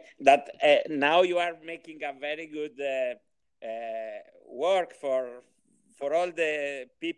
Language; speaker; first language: English; non-native, learner; Italian